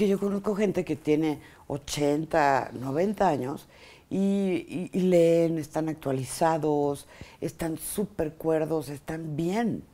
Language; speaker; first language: Spanish; native; Spanish